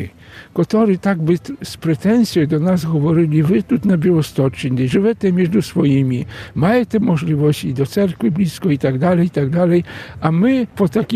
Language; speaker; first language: Polish; non-native, local second language; Belarusian